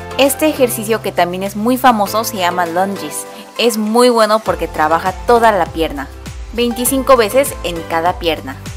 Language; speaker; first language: Spanish; non-native, fluent; Korean